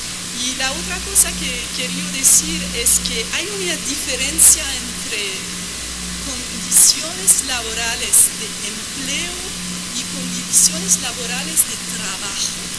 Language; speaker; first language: Spanish; non-native, fluent; French